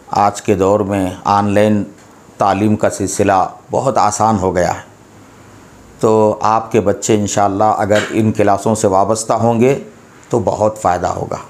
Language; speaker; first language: Urdu; native; Urdu